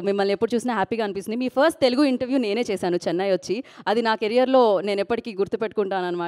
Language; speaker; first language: Telugu; native; Telugu